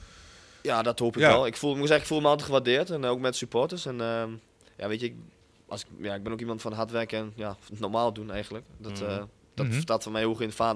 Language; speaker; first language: Dutch; native; Dutch